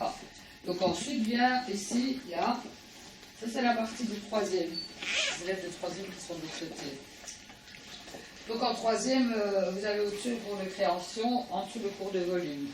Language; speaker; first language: French; native; French